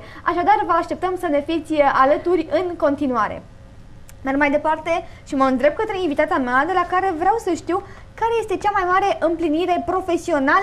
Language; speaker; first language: Romanian; native; Romanian